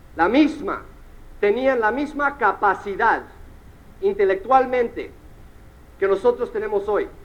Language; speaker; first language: Spanish; early bilingual, heritage; Spanish